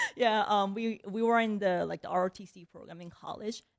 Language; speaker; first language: English; early bilingual, other home language; Korean